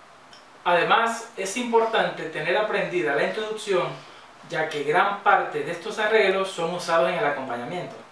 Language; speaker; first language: Spanish; native; Spanish